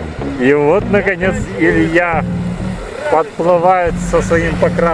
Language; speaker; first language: Russian; native; Russian